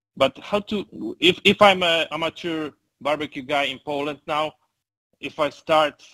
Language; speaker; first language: English; non-native, fluent; Polish